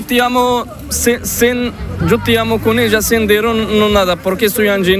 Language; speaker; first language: Spanish; non-native, learner; Arabic